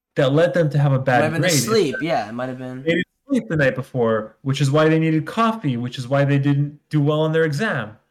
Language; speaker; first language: English; non-native, fluent; Hebrew